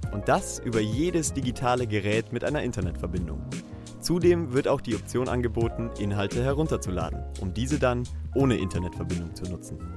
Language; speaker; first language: German; native; German